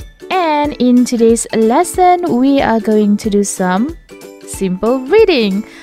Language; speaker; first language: English; non-native, local second language; Malay